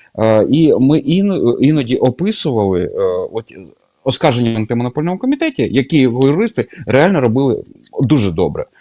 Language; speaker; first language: Ukrainian; native; Ukrainian